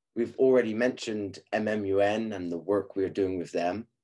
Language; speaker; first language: English; native; English